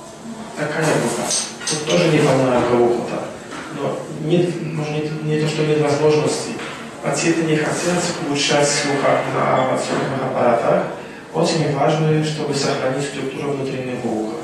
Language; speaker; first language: Russian; non-native, fluent; Polish